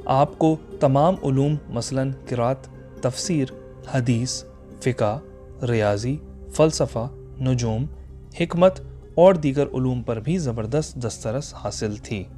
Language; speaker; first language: Urdu; native; Urdu